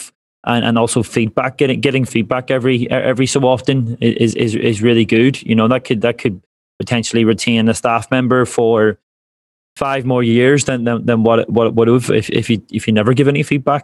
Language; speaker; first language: English; native; English